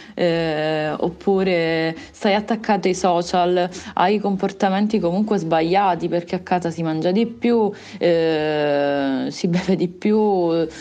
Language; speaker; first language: Italian; native; Italian